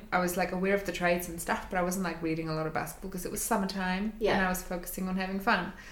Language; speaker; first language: English; native; English